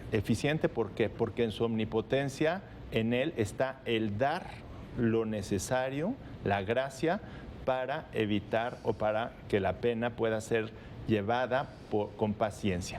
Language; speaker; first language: Spanish; native; Spanish